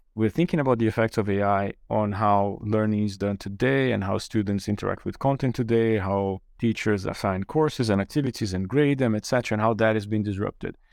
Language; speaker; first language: English; non-native, fluent; Portuguese